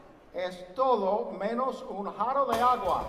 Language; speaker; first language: Spanish; non-native, learner; English